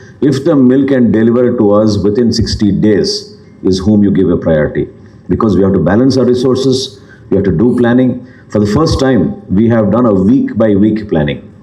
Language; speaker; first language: English; non-native, local second language; Telugu